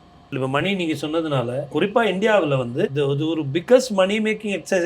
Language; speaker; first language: Tamil; native; Tamil